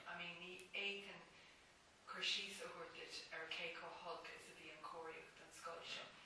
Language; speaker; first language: Irish; non-native, local second language; English